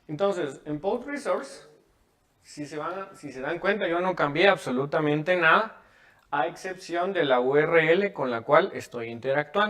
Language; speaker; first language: Spanish; native; Spanish